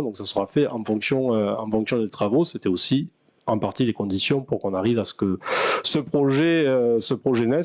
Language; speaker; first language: French; native; French